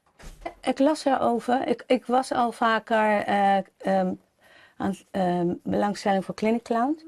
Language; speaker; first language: Dutch; native; Dutch